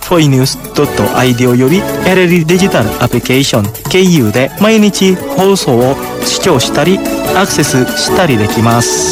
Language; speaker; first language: Japanese; non-native, fluent; Indonesian